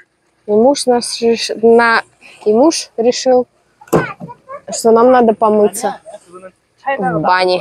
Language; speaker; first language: Russian; native; Russian